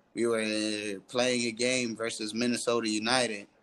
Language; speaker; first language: English; early bilingual, other home language; French